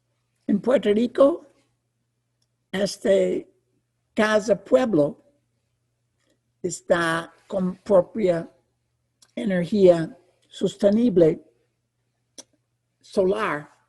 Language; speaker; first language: Spanish; non-native, fluent; English